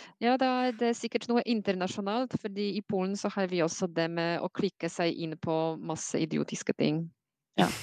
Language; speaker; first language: Norwegian; non-native, fluent; Polish